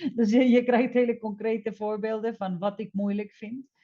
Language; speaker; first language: Dutch; non-native, fluent; Spanish